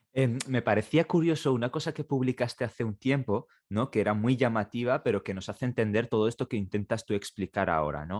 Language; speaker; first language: Spanish; native; Spanish